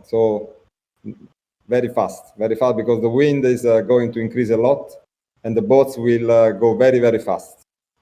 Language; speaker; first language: English; non-native, learner; Italian